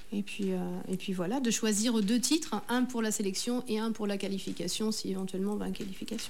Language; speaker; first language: French; native; French